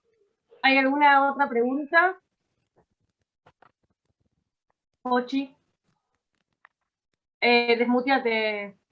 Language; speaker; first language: Spanish; native; Spanish